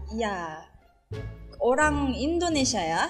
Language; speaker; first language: Indonesian; non-native, fluent; Korean